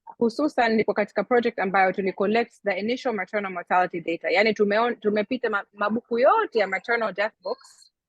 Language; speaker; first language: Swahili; native; Swahili